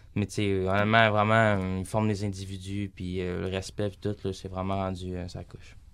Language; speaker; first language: French; native; French